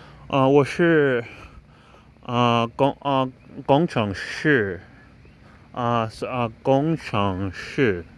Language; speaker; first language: Chinese; non-native, learner; English